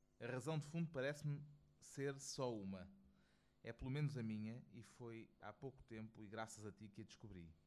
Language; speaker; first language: Portuguese; native; Portuguese